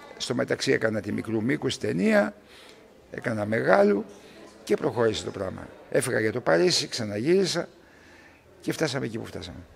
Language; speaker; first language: Greek; early bilingual, heritage; Greek